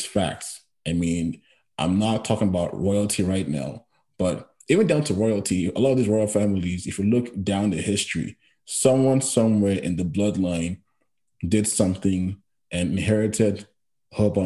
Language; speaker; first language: English; non-native, local second language; Yoruba